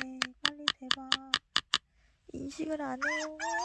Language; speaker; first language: Korean; native; Korean